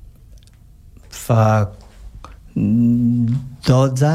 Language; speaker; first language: Catalan; non-native, learner; French